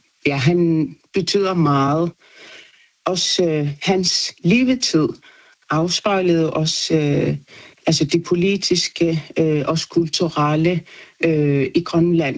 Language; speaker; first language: Danish; non-native, local second language; Kalaallisut